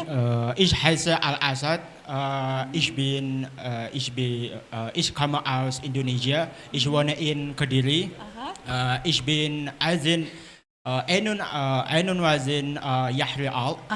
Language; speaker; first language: German; non-native, learner; Indonesian